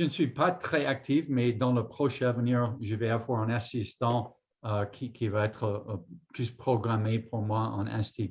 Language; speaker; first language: French; non-native, fluent; English